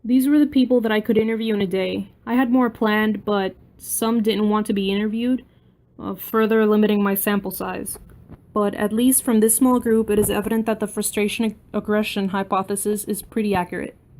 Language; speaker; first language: English; native; English